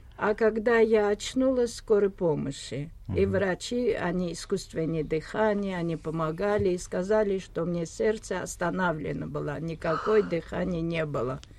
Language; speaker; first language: Russian; non-native, local second language; Armenian